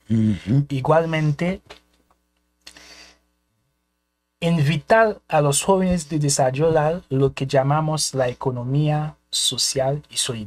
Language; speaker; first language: Spanish; non-native, fluent; Haitian Creole